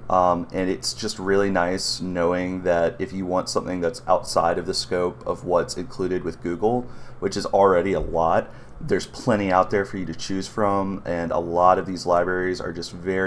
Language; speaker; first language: English; native; English